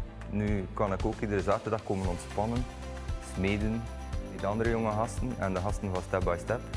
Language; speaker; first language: Dutch; native; Dutch